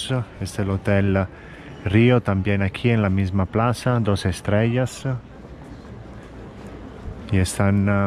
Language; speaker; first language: Spanish; non-native, fluent; Italian